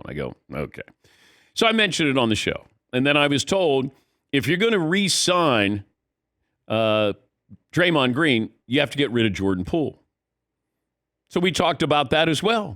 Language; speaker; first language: English; native; English